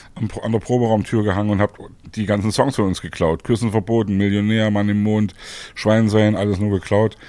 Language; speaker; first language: German; native; German